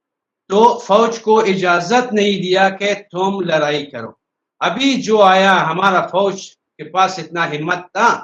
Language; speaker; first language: Hindi; non-native, fluent; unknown